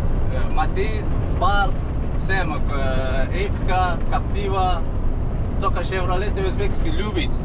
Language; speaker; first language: Russian; non-native, local second language; Uzbek